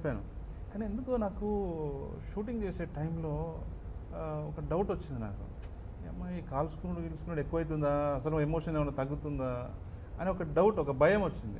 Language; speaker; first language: Telugu; native; Telugu